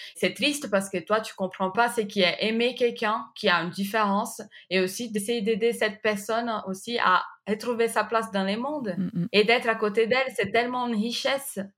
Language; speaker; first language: French; non-native, fluent; Portuguese